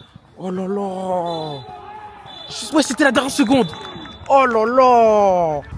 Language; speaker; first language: French; native; French